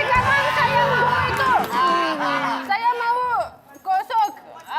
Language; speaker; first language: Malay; non-native, learner; Russian